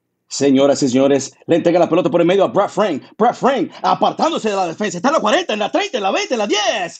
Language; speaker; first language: Spanish; early bilingual, heritage; Spanish